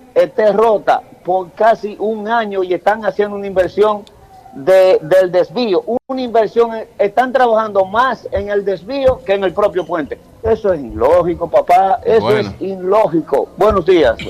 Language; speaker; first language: Spanish; native; Spanish